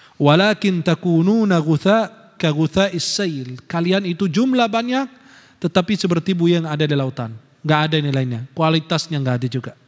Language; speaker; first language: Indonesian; non-native, fluent; Arabic